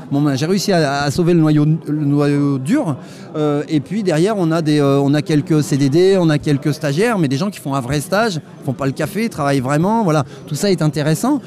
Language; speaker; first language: French; native; French